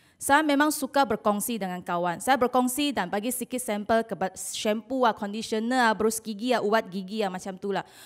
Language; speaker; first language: Malay; non-native, local second language; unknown